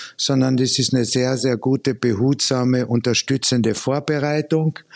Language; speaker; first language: German; native; German